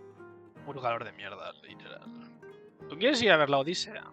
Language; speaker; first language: Spanish; native; Spanish